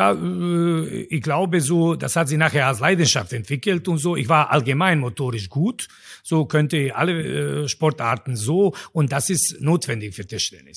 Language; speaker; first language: German; non-native, fluent; Croatian